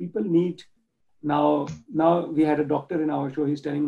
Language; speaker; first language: English; non-native, local second language; Urdu